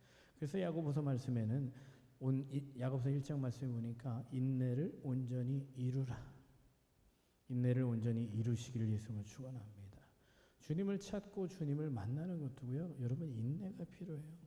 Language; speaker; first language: Korean; native; Korean